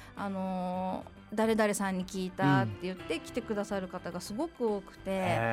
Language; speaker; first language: Japanese; native; Japanese